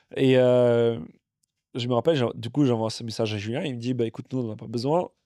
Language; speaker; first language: French; non-native, fluent; Russian